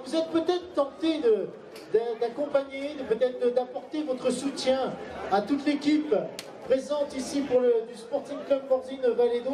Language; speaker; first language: French; native; French